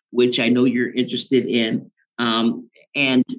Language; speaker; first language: English; native; English